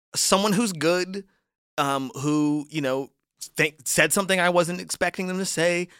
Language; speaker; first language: English; native; English